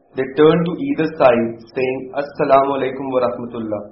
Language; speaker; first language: English; non-native, local second language; Urdu